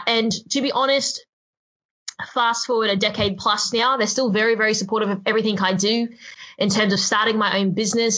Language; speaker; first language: English; native; English